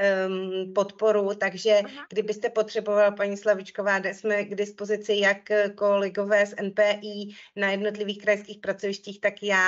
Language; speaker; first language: Czech; native; Czech